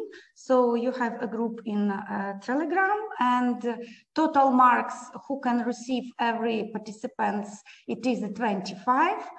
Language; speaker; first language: English; non-native, learner; Ukrainian